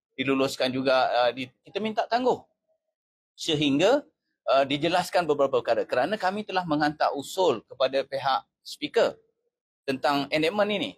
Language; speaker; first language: Malay; native; Malay